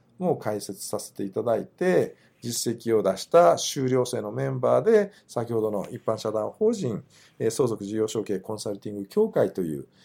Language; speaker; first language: Japanese; native; Japanese